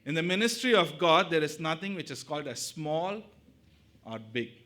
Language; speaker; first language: English; non-native, local second language; Tamil